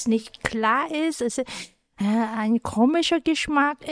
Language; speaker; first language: German; non-native, fluent; Chinese